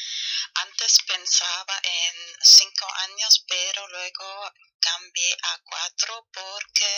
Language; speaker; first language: Spanish; non-native, fluent; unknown